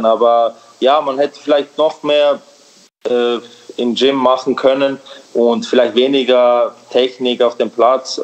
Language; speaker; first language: German; early bilingual, other home language; Serbian